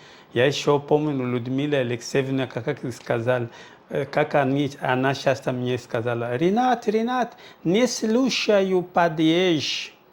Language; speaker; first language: Russian; non-native, fluent; Portuguese